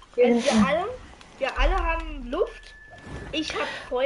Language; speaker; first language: German; non-native, learner; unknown